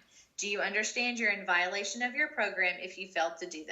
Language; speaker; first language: English; native; English